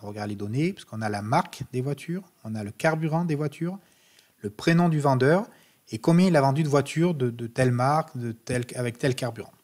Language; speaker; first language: French; native; French